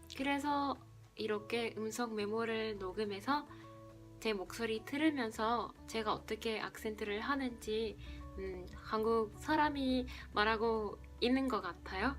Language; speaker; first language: Korean; non-native, fluent; Spanish